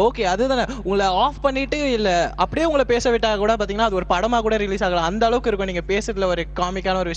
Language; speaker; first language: Tamil; native; Tamil